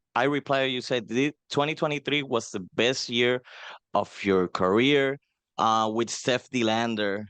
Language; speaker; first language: English; non-native, fluent; Spanish